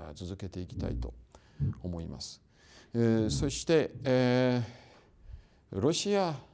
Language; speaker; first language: Japanese; non-native, fluent; Russian